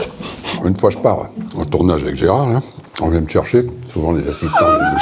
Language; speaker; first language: French; native; French